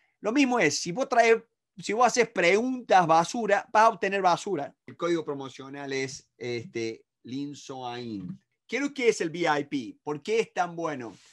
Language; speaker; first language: Spanish; native; Spanish